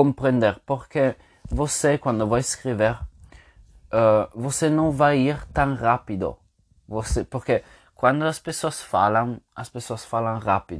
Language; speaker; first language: Portuguese; non-native, fluent; Spanish